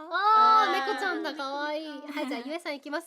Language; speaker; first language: Japanese; native; Japanese